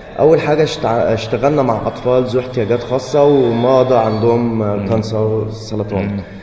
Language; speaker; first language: Egyptian Arabic; native; Egyptian Arabic